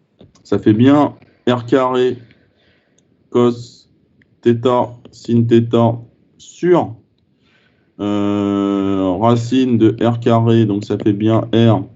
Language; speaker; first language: French; native; French